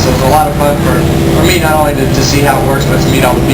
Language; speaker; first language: English; native; English